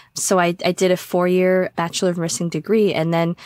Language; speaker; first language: English; native; English